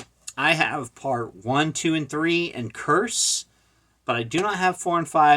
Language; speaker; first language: English; native; English